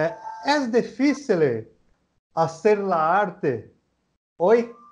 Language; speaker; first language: Spanish; non-native, learner; Portuguese